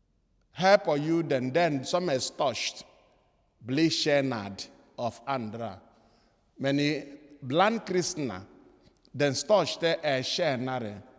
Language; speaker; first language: Swedish; non-native, fluent; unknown